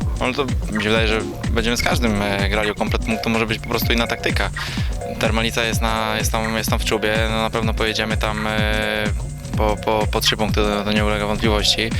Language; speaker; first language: Polish; native; Polish